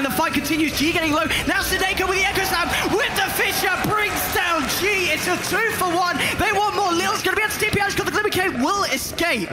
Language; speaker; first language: English; native; English